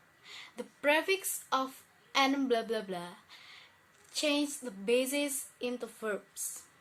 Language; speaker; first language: English; non-native, learner; Indonesian